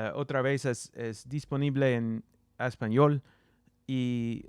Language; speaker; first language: Spanish; non-native, learner; English